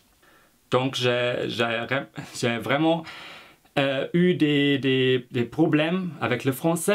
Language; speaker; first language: French; non-native, fluent; German